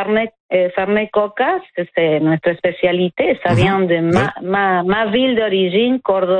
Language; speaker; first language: French; non-native, fluent; Spanish